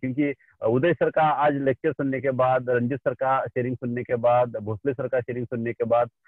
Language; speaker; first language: Hindi; non-native, local second language; Marathi